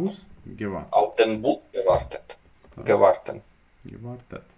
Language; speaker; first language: German; non-native, learner; Ukrainian